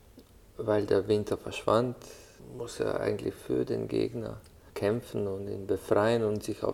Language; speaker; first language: German; non-native, fluent; Slovenian